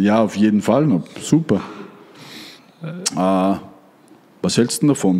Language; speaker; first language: German; native; German